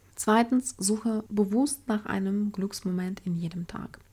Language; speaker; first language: German; non-native, fluent; Ukrainian